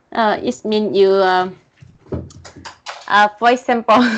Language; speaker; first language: English; non-native, learner; Vietnamese